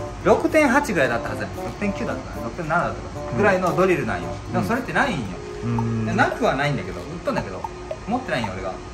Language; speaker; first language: Japanese; native; Japanese